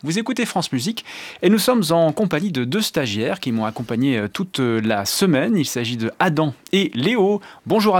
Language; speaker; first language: French; native; French